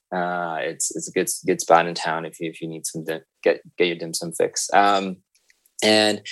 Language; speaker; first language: English; native; English